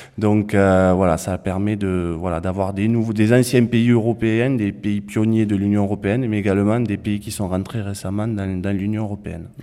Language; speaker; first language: French; native; French